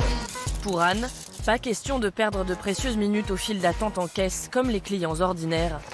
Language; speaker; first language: French; native; French